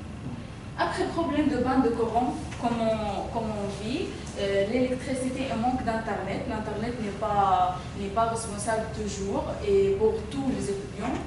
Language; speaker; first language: French; non-native, fluent; Arabic